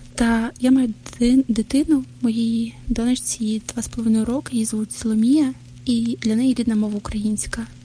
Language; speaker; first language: Ukrainian; non-native, local second language; Russian